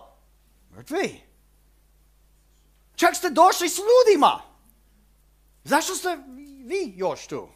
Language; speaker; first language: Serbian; early bilingual, heritage; Serbian